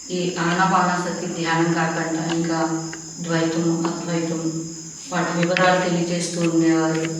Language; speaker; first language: Telugu; early bilingual, heritage; Telugu